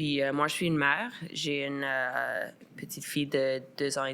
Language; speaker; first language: French; non-native, local second language; English